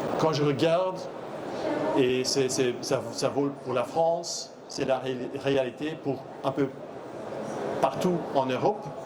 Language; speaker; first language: French; non-native, local second language; Dutch